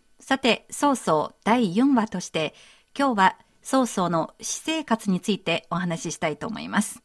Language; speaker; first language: Japanese; non-native, fluent; Chinese